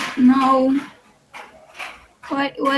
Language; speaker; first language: English; non-native, learner; Spanish